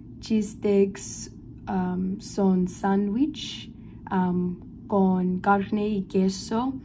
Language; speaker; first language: Spanish; non-native, learner; English